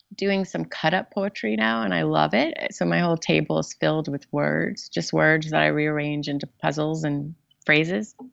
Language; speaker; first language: English; native; English